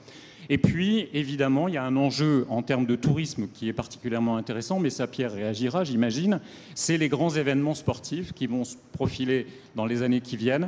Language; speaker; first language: French; native; French